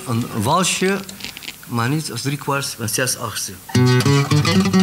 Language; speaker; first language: Dutch; non-native, fluent; Spanish